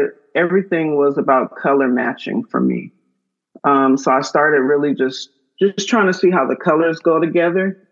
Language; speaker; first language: English; native; English